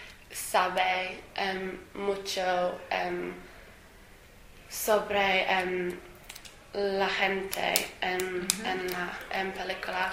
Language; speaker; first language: Spanish; non-native, learner; English